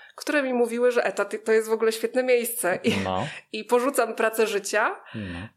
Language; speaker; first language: Polish; native; Polish